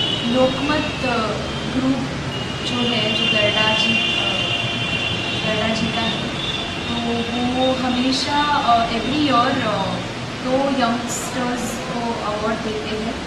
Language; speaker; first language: Hindi; native; Hindi